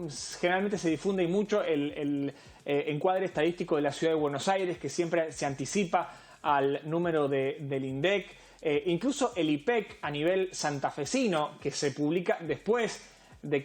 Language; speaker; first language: Spanish; native; Spanish